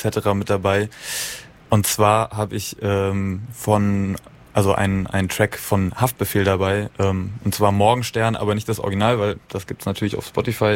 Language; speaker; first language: German; native; German